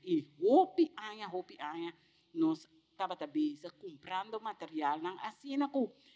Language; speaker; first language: Portuguese; non-native, learner; Papiamento